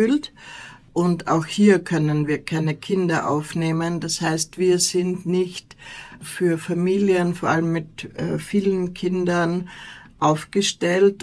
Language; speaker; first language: German; native; German